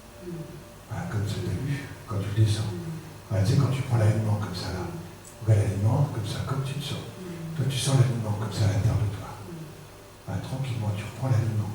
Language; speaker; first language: French; native; French